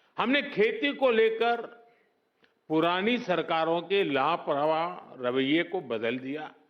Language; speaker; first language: Hindi; non-native, local second language; Gujarati